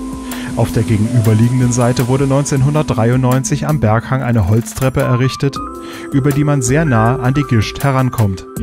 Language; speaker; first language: German; native; German